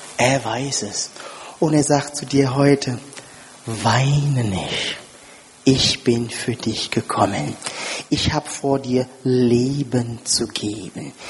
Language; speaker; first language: German; non-native, fluent; French